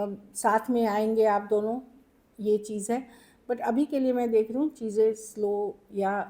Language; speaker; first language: Hindi; native; Hindi